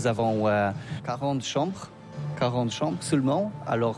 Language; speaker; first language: French; non-native, learner; Polish